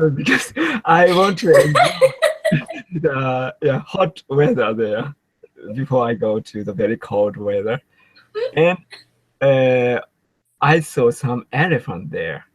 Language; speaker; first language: English; non-native, learner; Japanese